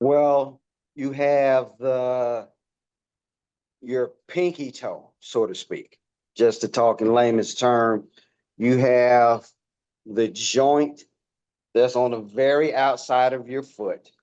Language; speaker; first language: English; native; English